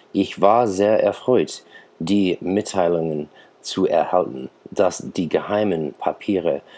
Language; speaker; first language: German; non-native, fluent; English